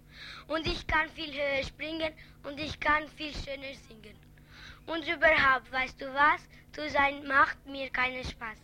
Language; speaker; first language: German; early bilingual, other home language; Albanian